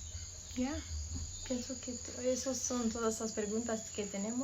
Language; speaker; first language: Spanish; non-native, learner; English